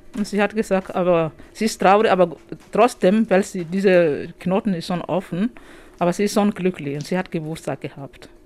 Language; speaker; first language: German; non-native, learner; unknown